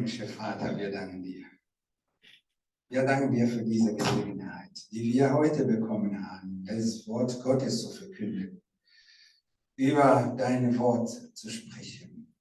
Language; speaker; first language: German; non-native, fluent; Rundi